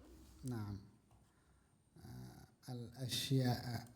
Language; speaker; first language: Arabic; non-native, fluent; Indonesian